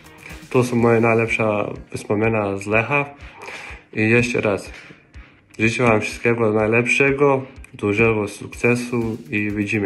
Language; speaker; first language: Polish; non-native, learner; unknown